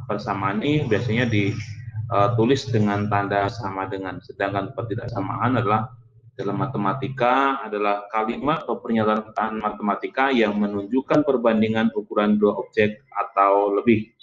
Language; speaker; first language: Indonesian; native; Indonesian